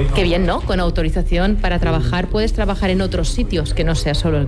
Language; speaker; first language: Spanish; native; Spanish